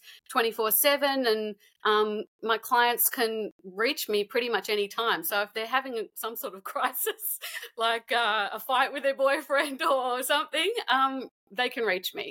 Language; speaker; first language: English; native; English